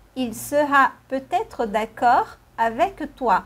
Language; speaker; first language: French; non-native, fluent; Portuguese